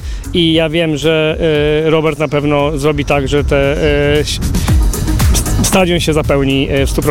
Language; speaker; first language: Polish; native; Polish